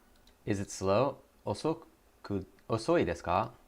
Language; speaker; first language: Japanese; non-native, learner; English